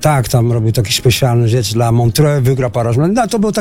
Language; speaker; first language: Polish; non-native, learner; Dutch